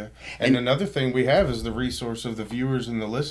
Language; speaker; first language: English; native; English